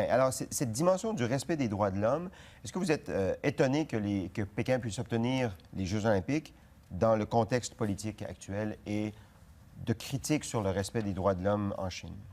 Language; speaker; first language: French; native; French